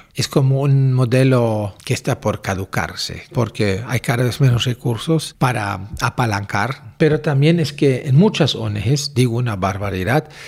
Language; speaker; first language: Spanish; non-native, fluent; German